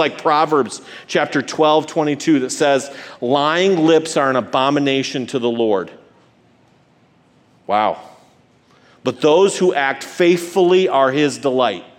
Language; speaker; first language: English; native; English